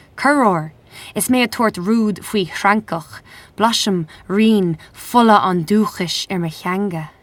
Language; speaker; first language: Irish; non-native, local second language; English